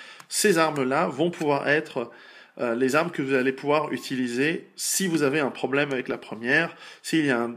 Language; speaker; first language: French; native; French